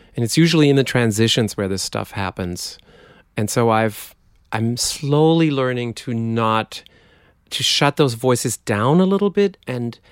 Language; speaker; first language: English; non-native, fluent; German